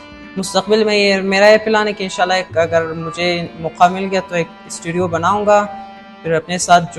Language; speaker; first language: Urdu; non-native, local second language; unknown